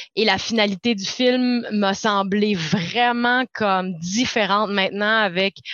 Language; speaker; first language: French; native; French